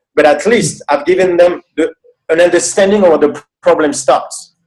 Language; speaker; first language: English; non-native, fluent; French